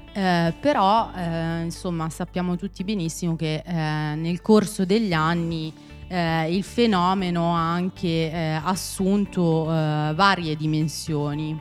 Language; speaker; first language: Italian; native; Italian